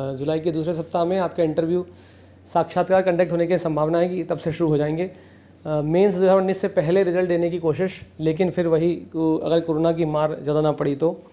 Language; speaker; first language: Hindi; native; Hindi